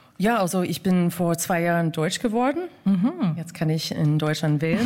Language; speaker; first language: German; non-native, fluent; English